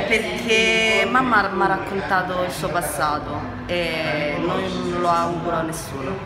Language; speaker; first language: Italian; non-native, fluent; Romanian